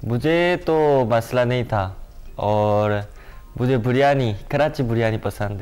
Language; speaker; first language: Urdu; non-native, learner; Korean